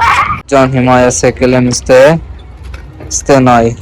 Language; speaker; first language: Armenian; non-native, learner; Hindi